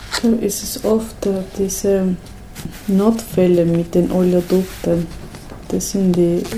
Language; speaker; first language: German; non-native, learner; Spanish